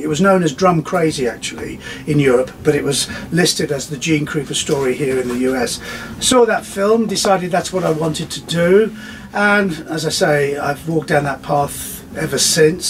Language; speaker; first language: English; native; English